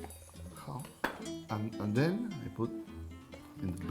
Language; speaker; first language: English; non-native, learner; Catalan